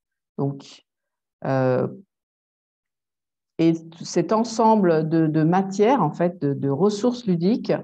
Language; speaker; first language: French; native; French